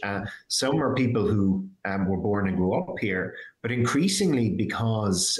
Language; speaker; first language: English; native; English